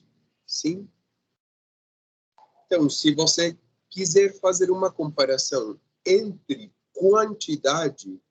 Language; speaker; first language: Portuguese; non-native, fluent; Spanish